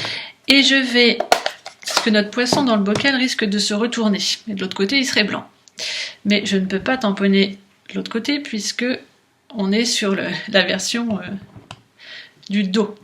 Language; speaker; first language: French; native; French